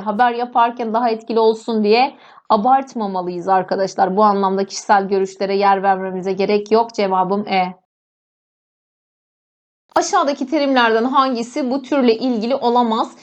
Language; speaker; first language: Turkish; native; Turkish